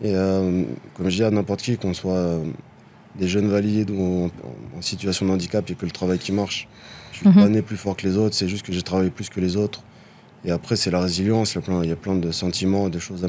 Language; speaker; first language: French; native; French